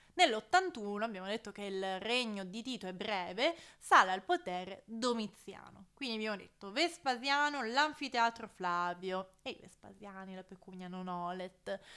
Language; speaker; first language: Italian; native; Italian